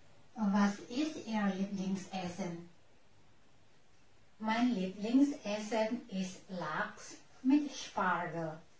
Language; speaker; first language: German; non-native, learner; Indonesian